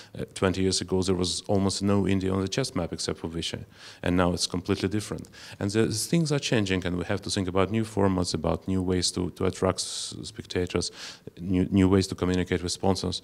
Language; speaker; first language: English; non-native, fluent; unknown